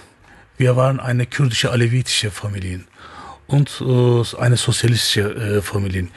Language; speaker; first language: German; non-native, learner; Turkish